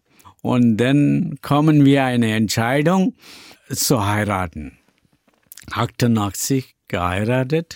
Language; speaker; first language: German; non-native, learner; Tamil